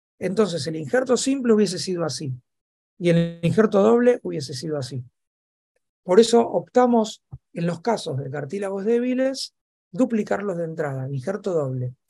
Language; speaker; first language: Spanish; native; Spanish